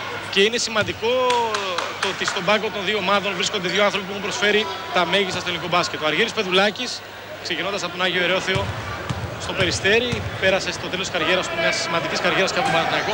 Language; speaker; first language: Greek; native; Greek